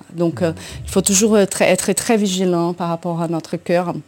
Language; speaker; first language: French; non-native, fluent; Portuguese